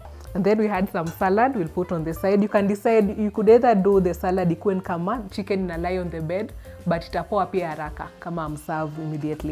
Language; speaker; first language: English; non-native, local second language; Swahili